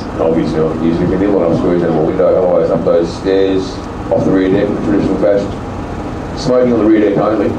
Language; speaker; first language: English; native; English